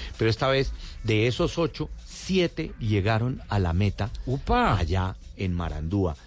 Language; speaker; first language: Spanish; native; Spanish